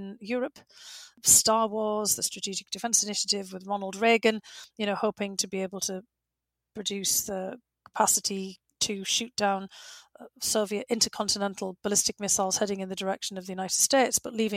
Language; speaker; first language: English; native; English